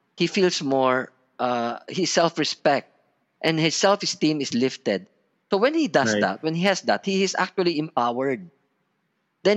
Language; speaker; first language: English; non-native, local second language; Filipino